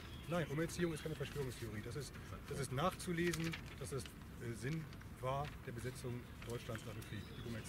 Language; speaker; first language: German; native; German